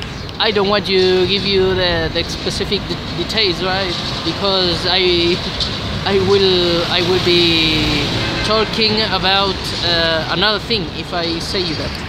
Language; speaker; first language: English; non-native, learner; Spanish